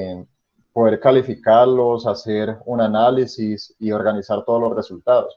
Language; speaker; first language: Spanish; native; Spanish